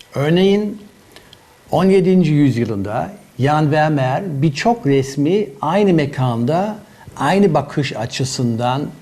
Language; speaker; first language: Turkish; non-native, fluent; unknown